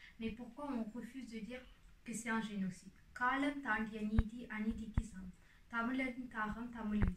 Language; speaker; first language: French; early bilingual, other home language; Tamil